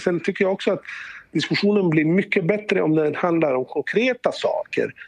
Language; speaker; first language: Swedish; early bilingual, other home language; Bosnian